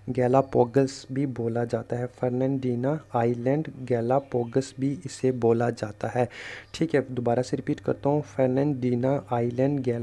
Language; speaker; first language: Hindi; non-native, local second language; Kashmiri